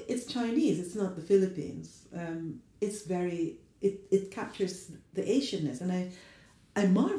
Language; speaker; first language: English; non-native, local second language; Filipino